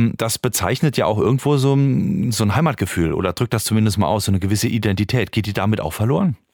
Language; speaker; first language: German; native; German